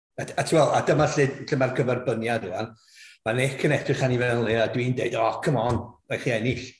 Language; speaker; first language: Welsh; native; Welsh